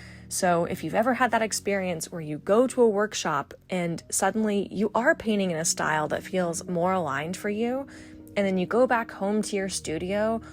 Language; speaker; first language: English; native; English